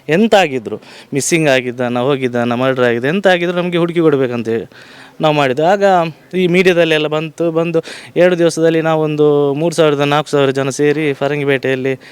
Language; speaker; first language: Kannada; native; Kannada